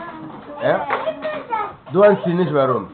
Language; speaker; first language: German; non-native, learner; Lingala